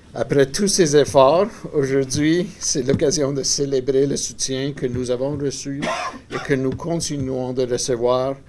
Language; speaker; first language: French; native; French